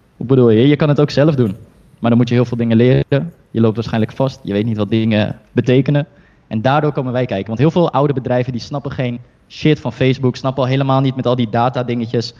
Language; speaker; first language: Dutch; early bilingual, other home language; Chinese